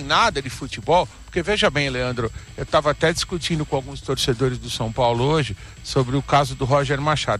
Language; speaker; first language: Portuguese; native; Portuguese